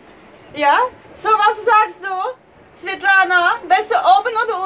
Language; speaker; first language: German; non-native, learner; Czech